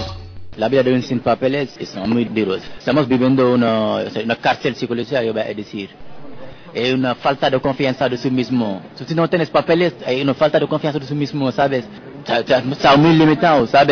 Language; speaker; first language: Spanish; non-native, fluent; Wolof